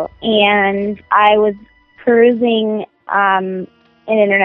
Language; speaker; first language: English; native; English